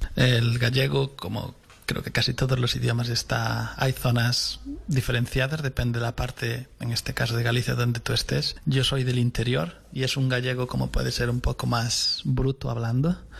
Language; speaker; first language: Spanish; non-native, local second language; Galician